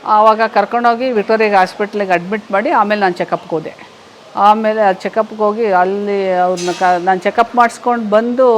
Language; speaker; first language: Kannada; native; Kannada